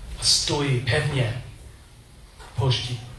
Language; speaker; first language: Czech; non-native, learner; English